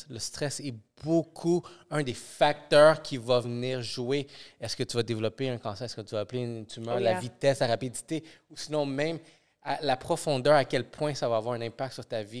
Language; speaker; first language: French; native; French